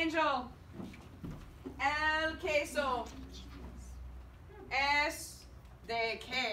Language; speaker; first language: Spanish; non-native, fluent; English